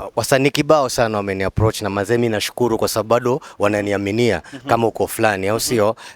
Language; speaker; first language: Swahili; native; Swahili